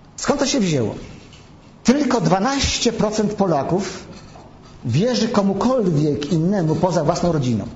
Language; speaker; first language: Polish; native; Polish